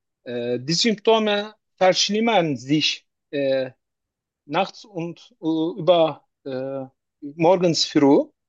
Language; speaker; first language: German; non-native, learner; Turkish